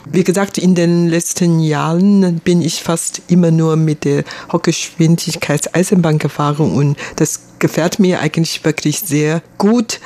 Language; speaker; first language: German; non-native, fluent; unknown